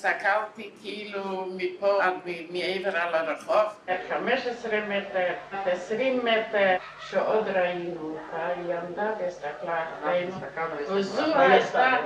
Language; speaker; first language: Hebrew; non-native, fluent; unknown